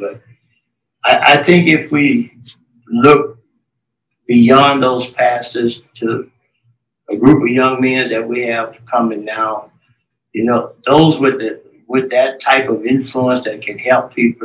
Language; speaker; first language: English; native; English